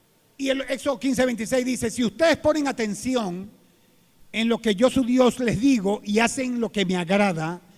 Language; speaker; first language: Spanish; native; Spanish